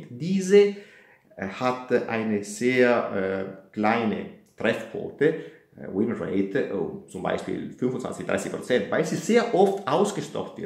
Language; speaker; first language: German; non-native, fluent; Italian